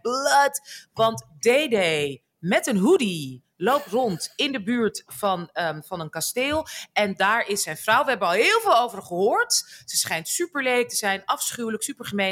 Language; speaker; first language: Dutch; native; Dutch